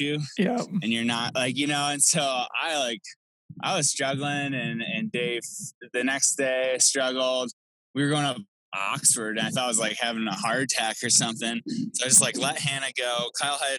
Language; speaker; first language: English; native; English